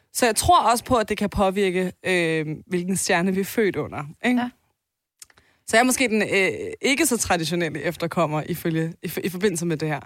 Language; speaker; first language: Danish; early bilingual, other home language; Turkish